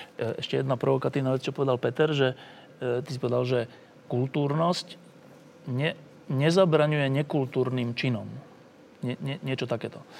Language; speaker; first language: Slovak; native; Slovak